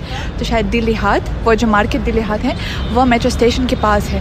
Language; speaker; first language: Hindi; non-native, fluent; Russian